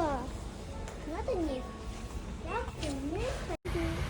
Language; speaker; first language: Russian; early bilingual, other home language; Tajik